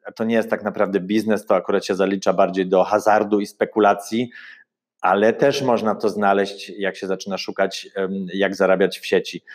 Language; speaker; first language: Polish; early bilingual, heritage; Polish